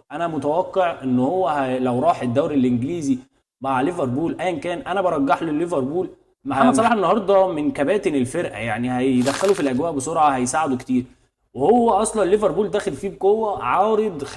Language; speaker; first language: Arabic; native; Arabic